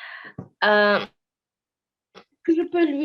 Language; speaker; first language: French; non-native, learner; Russian